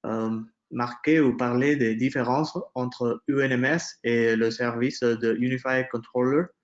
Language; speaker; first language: French; non-native, fluent; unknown